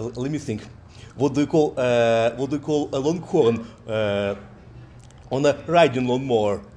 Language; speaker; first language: English; non-native, learner; Russian